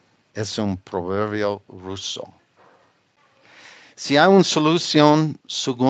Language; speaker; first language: Spanish; non-native, fluent; English